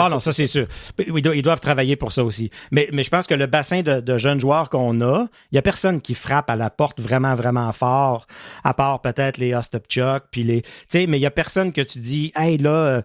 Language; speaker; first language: French; native; French